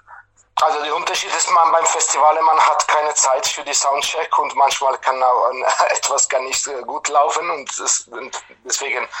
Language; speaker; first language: German; non-native, fluent; Italian